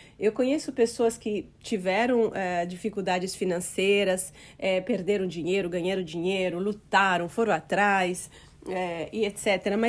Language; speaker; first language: Portuguese; non-native, fluent; Italian